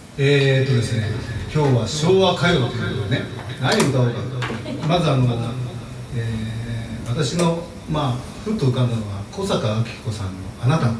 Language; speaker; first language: Japanese; native; Japanese